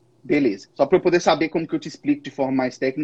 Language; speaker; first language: Portuguese; native; Portuguese